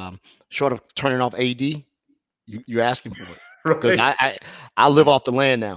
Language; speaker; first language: English; native; English